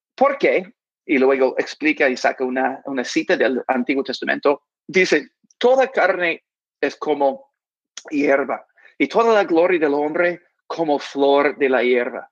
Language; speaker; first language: Spanish; non-native, fluent; English